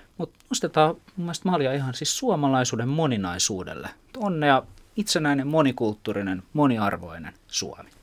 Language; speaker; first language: Finnish; native; Finnish